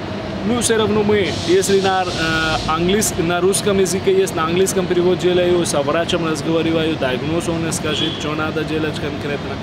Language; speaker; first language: Russian; non-native, learner; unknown